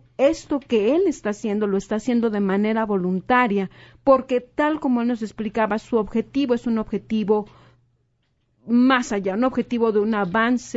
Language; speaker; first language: Spanish; native; Spanish